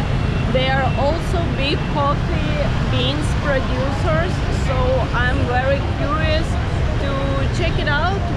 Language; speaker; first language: English; non-native, fluent; Ukrainian